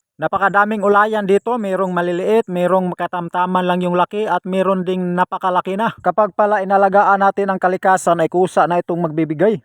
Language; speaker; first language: Filipino; non-native, local second language; Cebuano